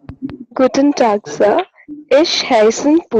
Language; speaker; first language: German; non-native, learner; Kannada